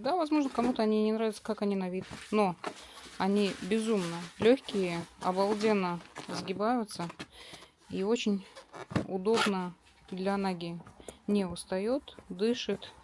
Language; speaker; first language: Russian; native; Russian